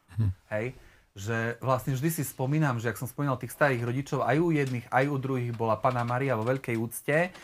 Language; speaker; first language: Slovak; native; Slovak